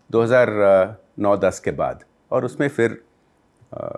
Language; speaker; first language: Hindi; non-native, local second language; Odia